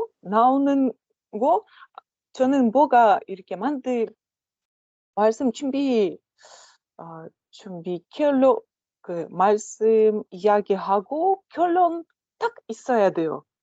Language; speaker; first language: Korean; non-native, learner; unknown